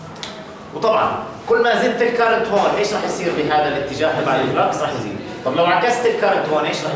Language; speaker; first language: Arabic; native; Arabic